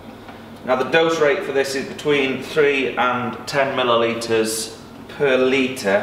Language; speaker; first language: English; native; English